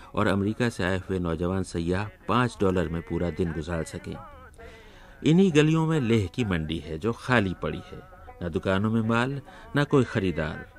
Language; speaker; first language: Urdu; native; Urdu